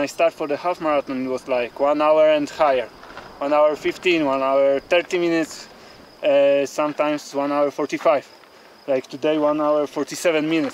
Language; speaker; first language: English; non-native, learner; Polish